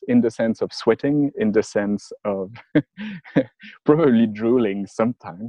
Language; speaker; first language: English; non-native, fluent; French